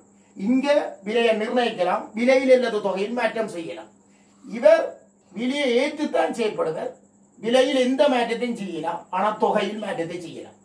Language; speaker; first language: Tamil; native; Tamil